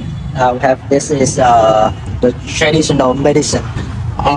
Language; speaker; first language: English; non-native, learner; Vietnamese